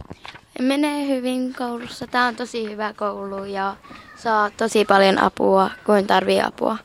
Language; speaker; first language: Finnish; early bilingual, heritage; Finnish